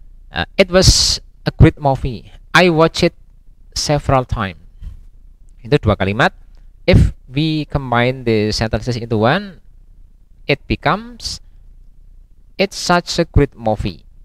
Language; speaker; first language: English; non-native, fluent; Indonesian